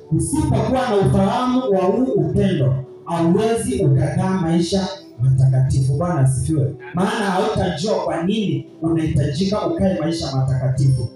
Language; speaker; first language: Swahili; non-native, local second language; Kamba